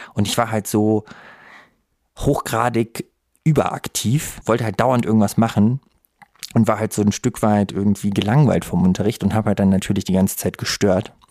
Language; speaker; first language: German; early bilingual, other home language; Russian